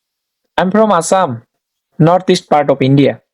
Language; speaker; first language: English; non-native, learner; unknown